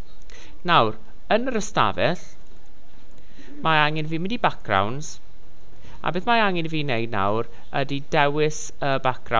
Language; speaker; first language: Welsh; non-native, local second language; English